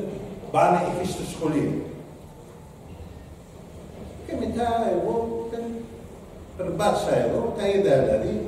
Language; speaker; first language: Greek; non-native, learner; Arabic